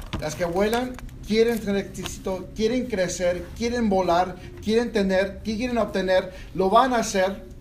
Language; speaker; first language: Spanish; early bilingual, heritage; Spanish